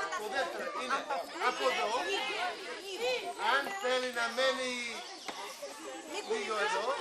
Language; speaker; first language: Greek; non-native, learner; English